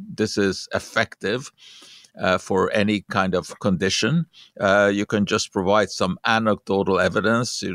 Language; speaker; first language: English; non-native, fluent; Hungarian